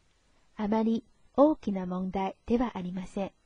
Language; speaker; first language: Japanese; non-native, fluent; Chinese